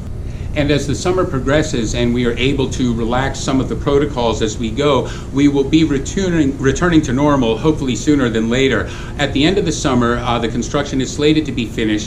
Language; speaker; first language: English; native; English